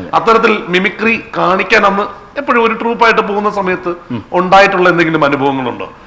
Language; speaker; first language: Malayalam; native; Malayalam